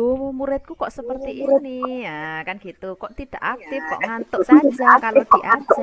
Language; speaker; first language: Indonesian; native; Indonesian